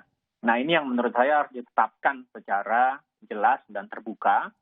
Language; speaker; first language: Indonesian; native; Indonesian